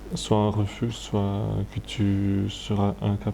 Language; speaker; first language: French; non-native, fluent; Russian